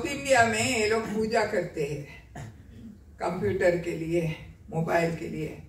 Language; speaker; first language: Hindi; non-native, local second language; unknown